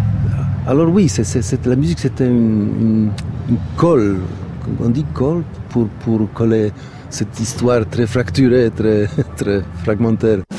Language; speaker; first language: French; non-native, fluent; Polish